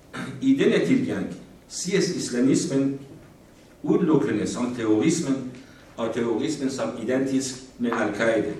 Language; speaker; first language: Danish; non-native, fluent; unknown